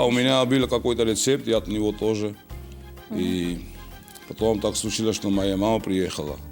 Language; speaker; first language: Russian; non-native, local second language; Georgian